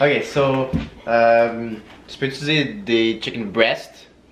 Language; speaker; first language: French; native; French